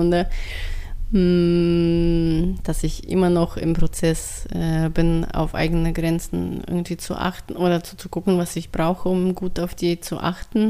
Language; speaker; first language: German; non-native, fluent; Russian